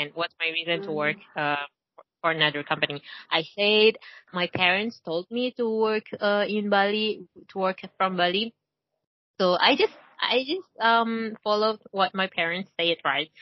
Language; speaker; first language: English; non-native, learner; Indonesian